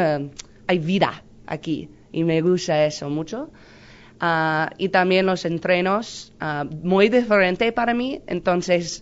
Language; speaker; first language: Spanish; non-native, learner; English